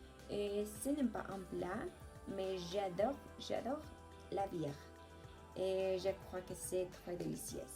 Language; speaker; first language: French; non-native, learner; Spanish